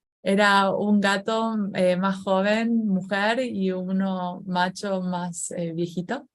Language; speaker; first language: Spanish; native; Spanish